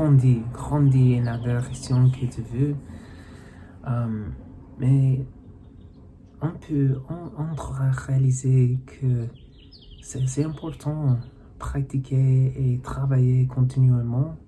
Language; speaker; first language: French; non-native, learner; English